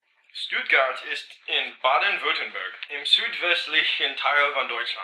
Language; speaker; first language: German; non-native, learner; English